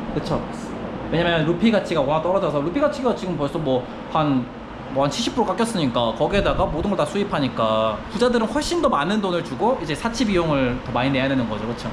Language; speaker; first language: Korean; native; Korean